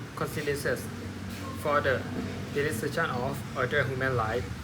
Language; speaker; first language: English; non-native, learner; Thai